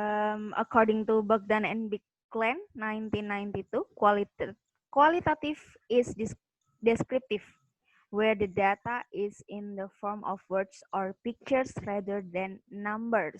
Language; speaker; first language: English; non-native, fluent; Indonesian